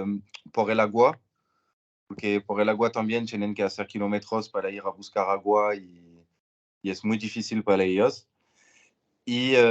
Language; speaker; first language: Spanish; non-native, learner; French